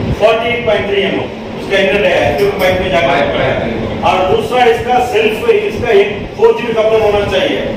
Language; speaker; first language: Hindi; non-native, local second language; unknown